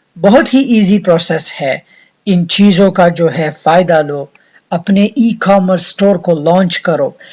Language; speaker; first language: Urdu; native; Urdu